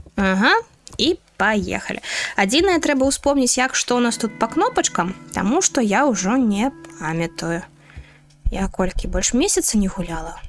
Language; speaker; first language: Belarusian; non-native, local second language; Russian